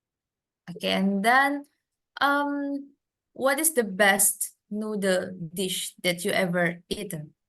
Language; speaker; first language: English; non-native, fluent; Indonesian